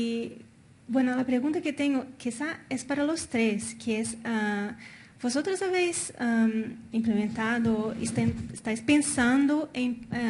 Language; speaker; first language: Spanish; non-native, fluent; Portuguese